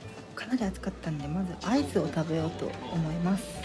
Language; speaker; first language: Japanese; native; Japanese